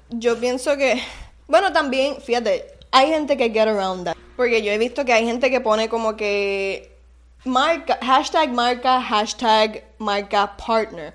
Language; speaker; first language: Spanish; native; Spanish